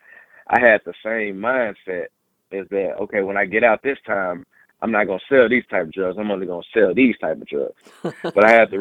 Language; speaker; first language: English; native; English